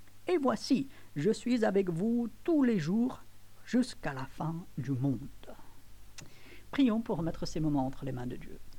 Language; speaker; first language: French; non-native, fluent; English